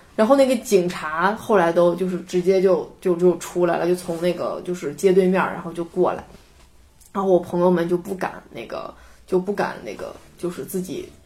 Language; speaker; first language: Chinese; native; Chinese